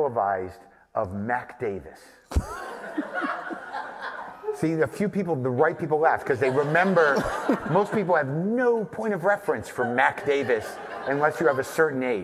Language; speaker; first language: English; native; English